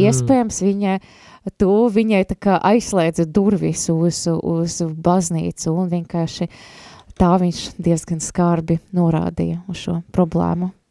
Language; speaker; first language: Latvian; non-native, local second language; Russian